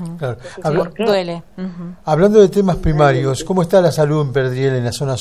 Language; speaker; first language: Spanish; native; Spanish